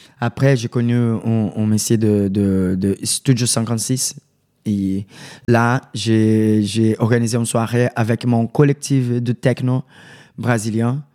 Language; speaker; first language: French; non-native, learner; Portuguese